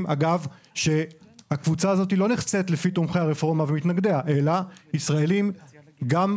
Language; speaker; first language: Hebrew; native; Hebrew